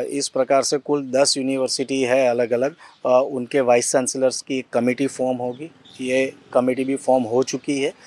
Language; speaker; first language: Hindi; non-native, local second language; Gujarati